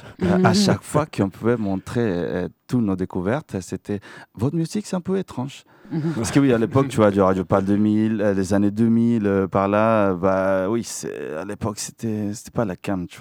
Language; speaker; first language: French; non-native, fluent; Spanish